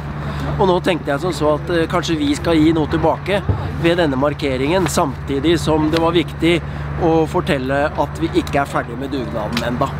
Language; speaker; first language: Norwegian; native; Norwegian